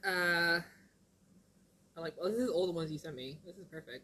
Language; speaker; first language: English; native; English